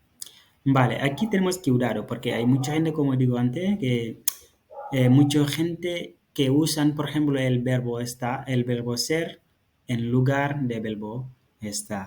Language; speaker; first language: Spanish; non-native, fluent; Fula